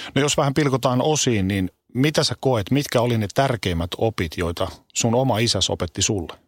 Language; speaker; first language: Finnish; native; Finnish